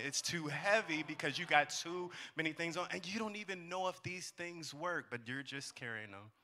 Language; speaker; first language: English; native; English